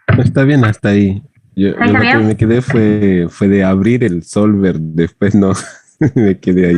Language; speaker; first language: Spanish; native; Spanish